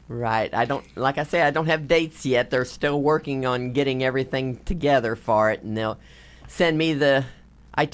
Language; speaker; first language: English; native; English